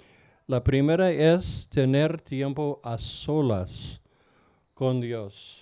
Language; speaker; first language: Spanish; non-native, fluent; English